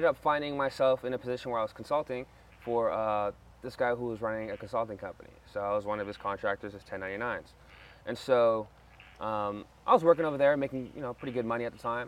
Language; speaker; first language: English; non-native, fluent; French